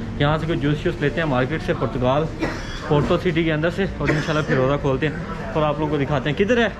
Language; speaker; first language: Urdu; non-native, local second language; Punjabi